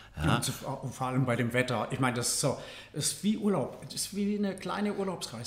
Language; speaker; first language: German; native; German